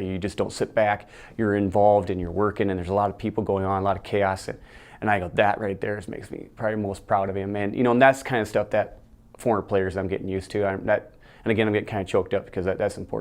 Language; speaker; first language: English; native; English